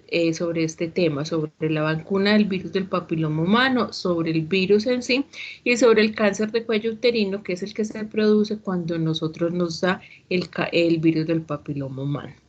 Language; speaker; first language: Spanish; native; Spanish